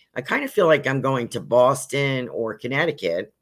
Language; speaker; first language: English; native; English